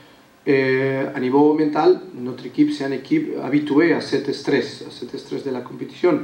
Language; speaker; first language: French; non-native, learner; Spanish